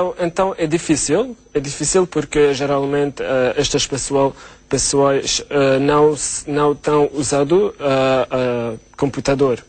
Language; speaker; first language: Portuguese; non-native, learner; Arabic